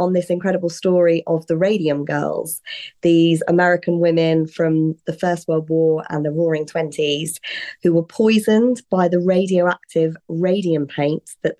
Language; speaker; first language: English; native; English